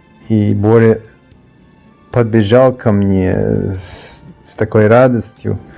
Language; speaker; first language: Russian; early bilingual, heritage; Russian